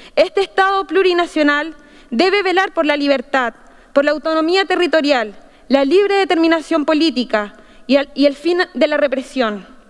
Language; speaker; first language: Spanish; native; Spanish